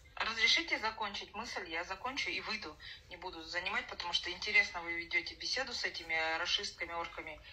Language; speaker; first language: Russian; non-native, local second language; Kazakh